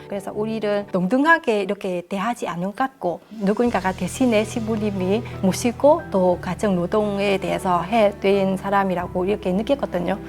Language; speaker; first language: Korean; non-native, fluent; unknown